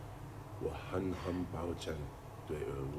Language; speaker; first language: Chinese; non-native, learner; English